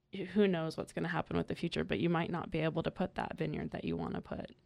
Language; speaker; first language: English; native; English